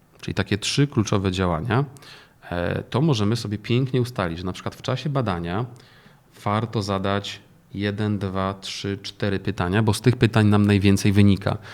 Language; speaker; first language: Polish; native; Polish